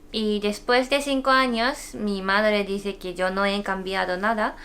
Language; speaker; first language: Spanish; non-native, fluent; Japanese